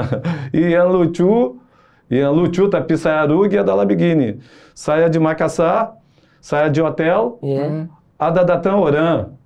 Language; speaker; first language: Indonesian; non-native, fluent; Portuguese